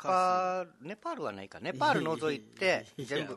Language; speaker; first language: Japanese; native; Japanese